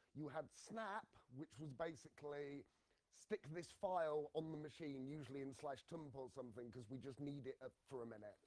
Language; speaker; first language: English; native; English